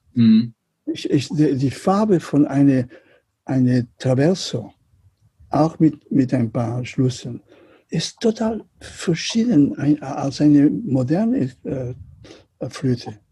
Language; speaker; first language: German; non-native, learner; Catalan